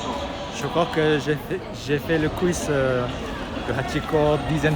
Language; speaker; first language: French; non-native, learner; Japanese